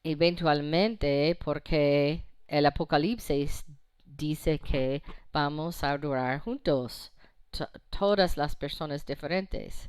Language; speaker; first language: Spanish; non-native, fluent; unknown